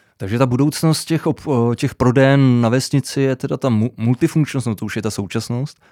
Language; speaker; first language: Czech; native; Czech